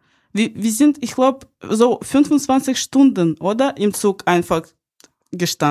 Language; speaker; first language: German; non-native, fluent; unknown